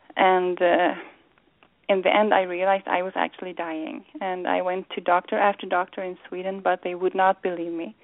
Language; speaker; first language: English; non-native, fluent; Swedish